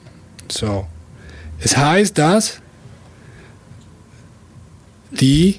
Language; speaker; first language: German; non-native, fluent; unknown